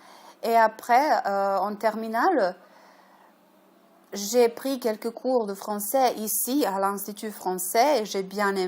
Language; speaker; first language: French; non-native, fluent; Serbian